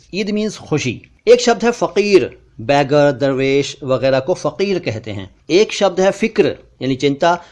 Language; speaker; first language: Hindi; native; Hindi